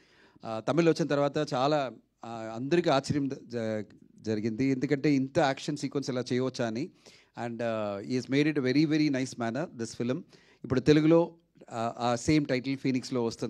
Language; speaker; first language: Telugu; non-native, fluent; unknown